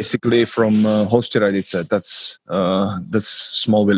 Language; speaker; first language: English; non-native, learner; Czech